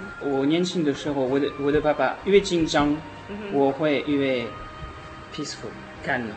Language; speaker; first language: Chinese; non-native, learner; French